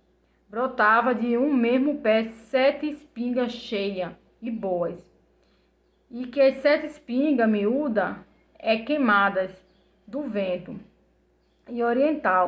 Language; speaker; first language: Portuguese; native; Portuguese